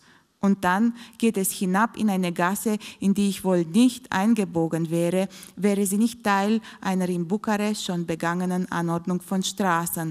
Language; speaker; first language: German; non-native, fluent; Romanian